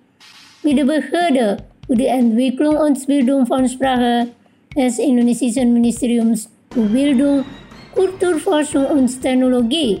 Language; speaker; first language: German; non-native, local second language; Indonesian